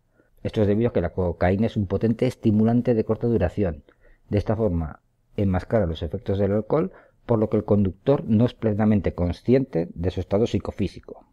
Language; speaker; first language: Spanish; native; Spanish